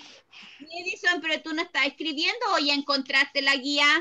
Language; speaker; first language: Spanish; native; Spanish